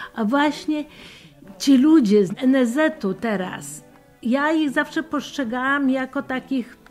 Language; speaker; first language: Polish; native; Polish